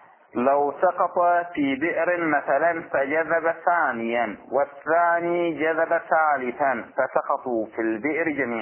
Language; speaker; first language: Arabic; native; Arabic